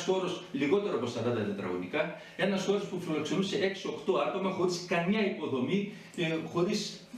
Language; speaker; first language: Greek; native; Greek